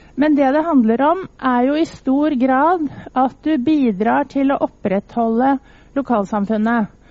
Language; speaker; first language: Norwegian; native; Norwegian